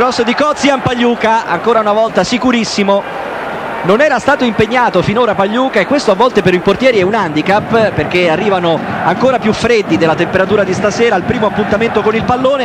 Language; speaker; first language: Italian; native; Italian